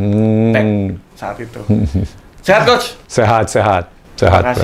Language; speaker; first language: Indonesian; non-native, fluent; Portuguese